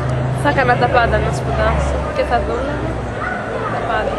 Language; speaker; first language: Greek; non-native, fluent; Albanian